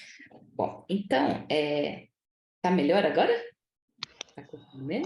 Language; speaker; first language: Portuguese; native; Portuguese